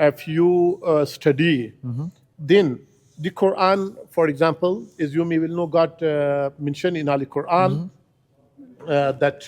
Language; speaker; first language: English; non-native, learner; Persian